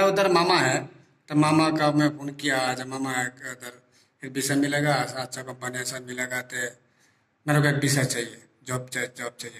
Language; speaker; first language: Hindi; non-native, learner; Bangla